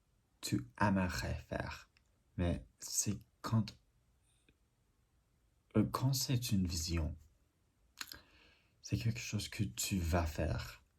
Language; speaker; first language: French; non-native, learner; English